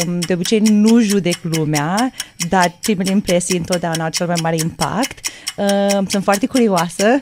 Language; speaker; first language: Romanian; early bilingual, heritage; Romanian